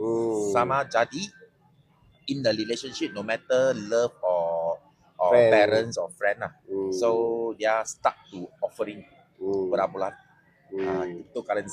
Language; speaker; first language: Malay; non-native, local second language; Chinese